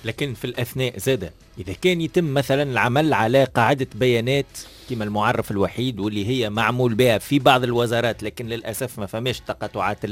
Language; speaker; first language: Arabic; native; Arabic